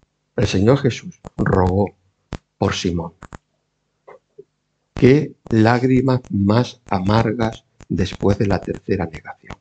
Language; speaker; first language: Spanish; native; Spanish